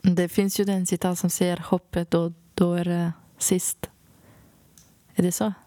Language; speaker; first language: Swedish; non-native, fluent; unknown